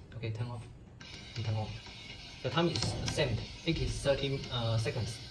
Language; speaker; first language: English; non-native, learner; Chinese